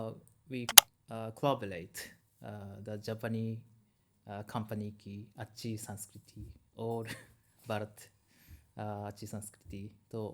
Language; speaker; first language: Hindi; non-native, learner; Japanese